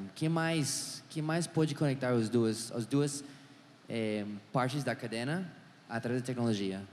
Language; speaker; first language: Portuguese; non-native, learner; English